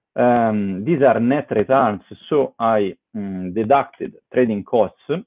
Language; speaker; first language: English; non-native, fluent; Italian